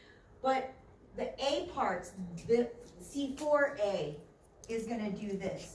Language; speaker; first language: English; native; English